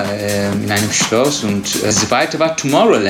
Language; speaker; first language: German; non-native, learner; Turkish